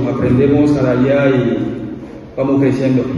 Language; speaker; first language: Spanish; non-native, learner; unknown